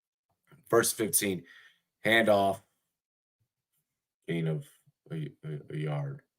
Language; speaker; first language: English; native; English